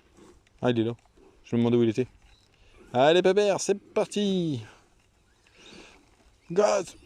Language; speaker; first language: French; native; French